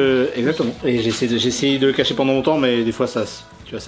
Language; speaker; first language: French; native; French